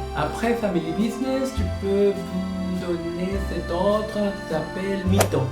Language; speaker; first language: French; non-native, learner; Spanish